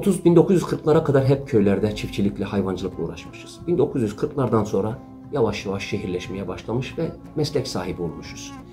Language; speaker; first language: Turkish; native; Turkish